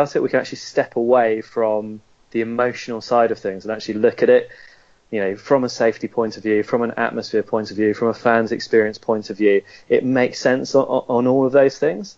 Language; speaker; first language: English; native; English